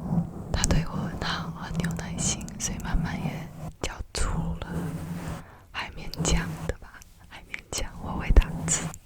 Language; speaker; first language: Chinese; early bilingual, heritage; Chinese